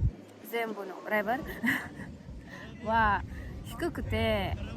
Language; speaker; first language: Japanese; non-native, learner; Russian